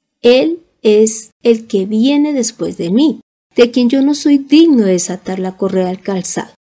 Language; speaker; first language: Spanish; native; Spanish